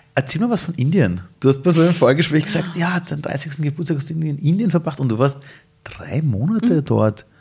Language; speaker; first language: German; early bilingual, other home language; Persian